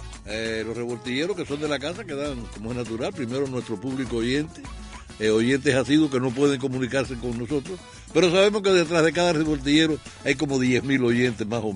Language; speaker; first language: Spanish; native; Spanish